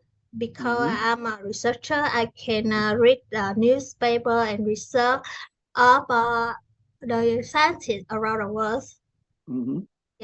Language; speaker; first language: English; non-native, learner; Vietnamese